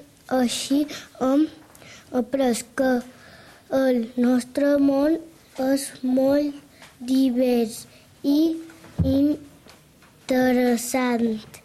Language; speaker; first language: Catalan; early bilingual, other home language; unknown